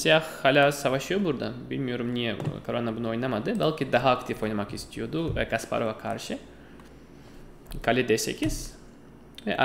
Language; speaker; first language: Turkish; non-native, fluent; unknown